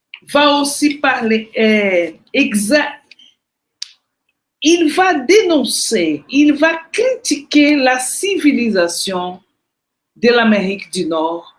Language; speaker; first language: French; non-native, fluent; Portuguese